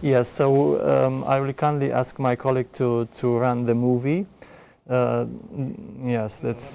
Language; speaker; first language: English; non-native, fluent; Romanian